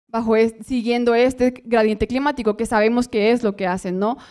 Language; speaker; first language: Spanish; native; Spanish